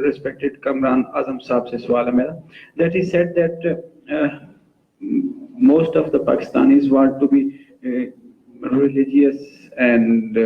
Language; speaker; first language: English; non-native, local second language; Urdu